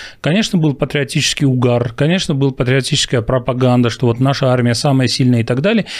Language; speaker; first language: Russian; non-native, local second language; Armenian